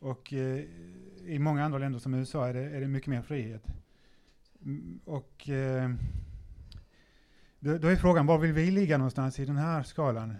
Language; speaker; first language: Swedish; native; Swedish